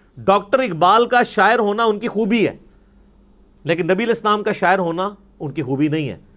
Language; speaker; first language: Urdu; non-native, local second language; Punjabi